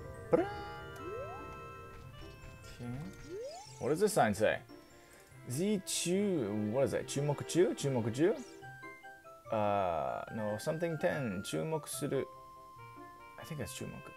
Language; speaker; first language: English; native; English